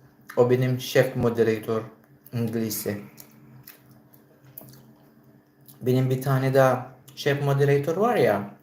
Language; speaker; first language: Turkish; non-native, learner; Filipino